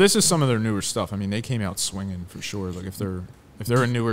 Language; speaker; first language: English; native; English